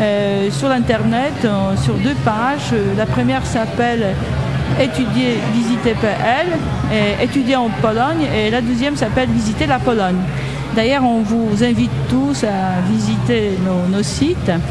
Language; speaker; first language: French; non-native, fluent; Polish